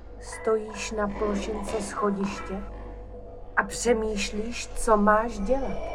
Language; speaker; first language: Czech; native; Czech